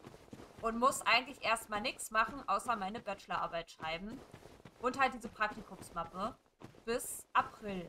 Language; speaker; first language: German; native; German